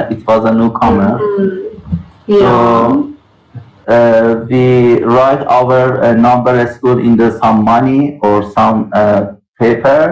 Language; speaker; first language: English; non-native, learner; Persian